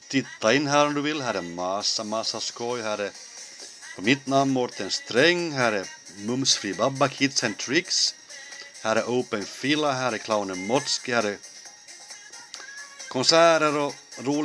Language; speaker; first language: Swedish; native; Swedish